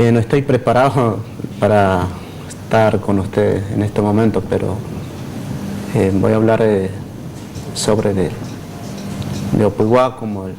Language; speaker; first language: Spanish; non-native, local second language; Guarani